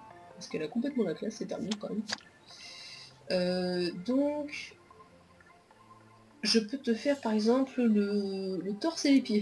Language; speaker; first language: French; native; French